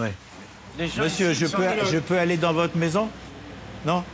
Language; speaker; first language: French; native; French